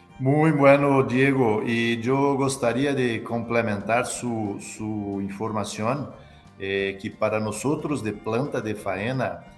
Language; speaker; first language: Spanish; non-native, learner; Portuguese